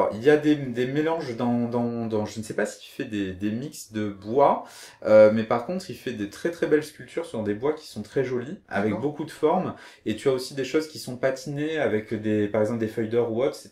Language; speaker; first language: French; native; French